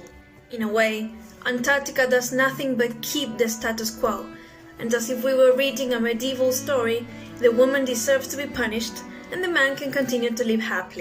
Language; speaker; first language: English; non-native, fluent; Spanish